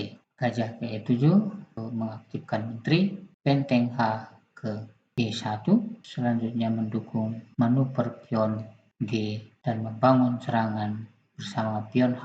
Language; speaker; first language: Indonesian; native; Indonesian